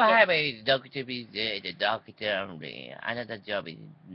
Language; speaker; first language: English; non-native, learner; Japanese